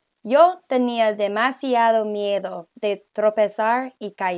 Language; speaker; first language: Spanish; non-native, learner; English